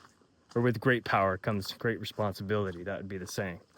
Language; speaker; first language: English; native; English